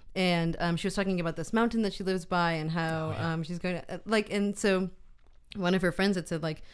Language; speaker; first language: English; native; English